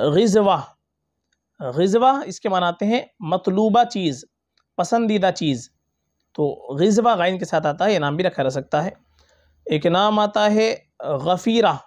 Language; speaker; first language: Urdu; native; Urdu